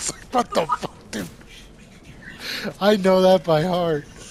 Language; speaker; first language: English; early bilingual, other home language; Spanish